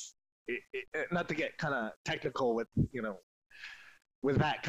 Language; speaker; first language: English; native; English